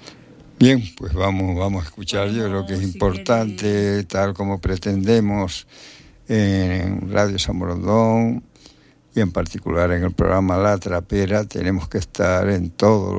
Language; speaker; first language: Spanish; native; Spanish